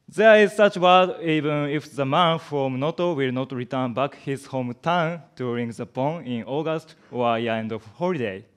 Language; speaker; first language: English; non-native, learner; Japanese